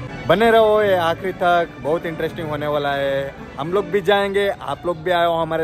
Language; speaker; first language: Hindi; non-native, local second language; Kannada